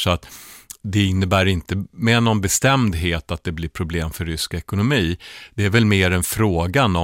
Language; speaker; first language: Swedish; native; Swedish